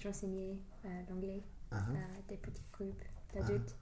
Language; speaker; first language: French; non-native, learner; English